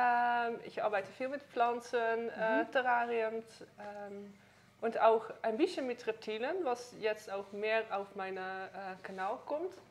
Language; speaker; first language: German; non-native, learner; Dutch